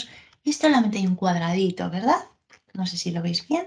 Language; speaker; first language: Spanish; native; Spanish